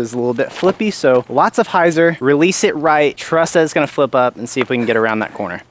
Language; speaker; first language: English; native; English